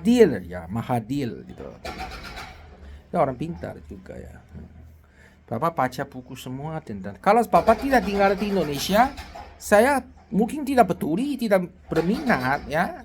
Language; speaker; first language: Indonesian; non-native, learner; Chinese